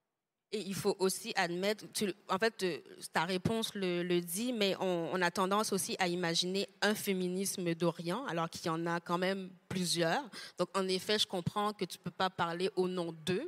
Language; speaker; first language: French; native; French